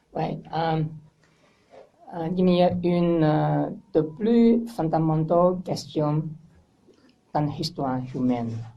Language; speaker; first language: French; non-native, learner; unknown